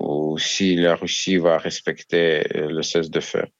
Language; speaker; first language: French; non-native, learner; Ukrainian